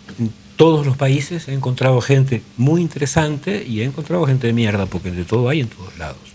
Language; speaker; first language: Spanish; native; Spanish